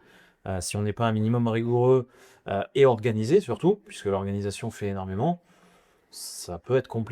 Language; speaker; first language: French; native; French